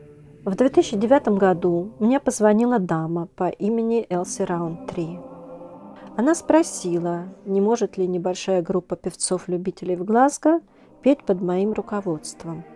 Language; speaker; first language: Russian; native; Russian